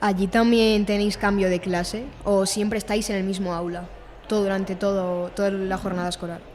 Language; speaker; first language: Spanish; native; Spanish